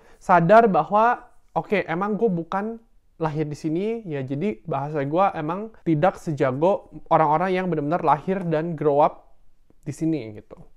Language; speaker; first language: Indonesian; native; Indonesian